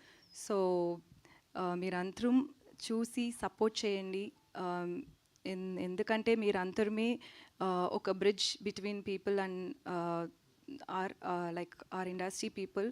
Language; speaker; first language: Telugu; non-native, learner; Tamil